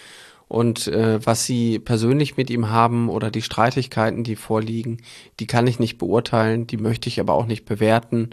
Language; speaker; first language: German; native; German